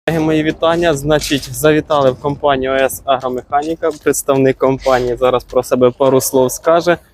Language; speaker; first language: Ukrainian; native; Ukrainian